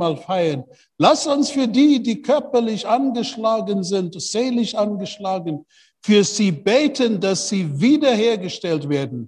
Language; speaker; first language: German; non-native, fluent; English